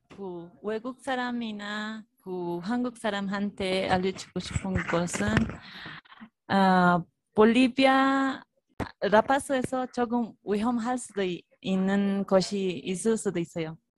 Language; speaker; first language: Korean; non-native, fluent; Spanish